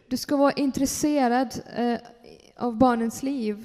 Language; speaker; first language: Swedish; non-native, fluent; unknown